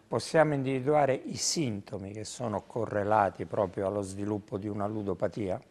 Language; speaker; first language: Italian; native; Italian